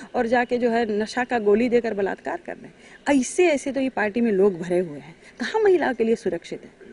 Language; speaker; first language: Hindi; native; Hindi